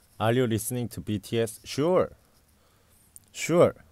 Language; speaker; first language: English; non-native, learner; Korean